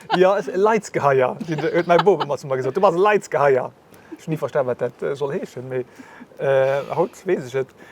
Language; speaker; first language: Luxembourgish; native; Luxembourgish